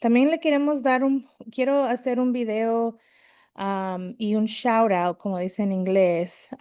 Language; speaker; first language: Spanish; early bilingual, heritage; Spanish